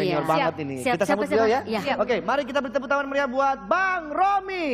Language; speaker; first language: Indonesian; native; Indonesian